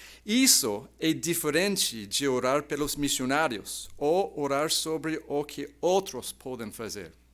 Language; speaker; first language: Portuguese; non-native, fluent; English